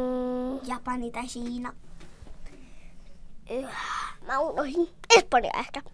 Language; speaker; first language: Finnish; early bilingual, heritage; Finnish